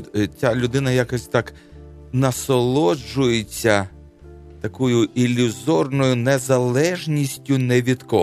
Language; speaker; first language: Ukrainian; native; Ukrainian